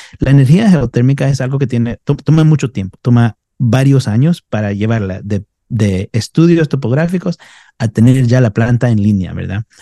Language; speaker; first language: Spanish; native; Spanish